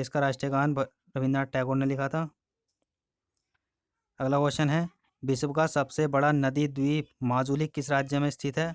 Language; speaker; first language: Hindi; native; Hindi